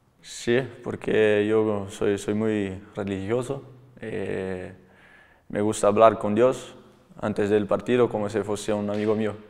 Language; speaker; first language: Spanish; non-native, learner; Portuguese